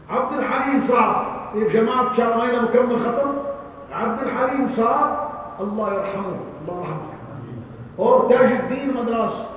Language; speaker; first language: Urdu; non-native, learner; Arabic